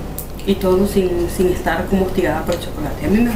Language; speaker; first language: Spanish; native; Spanish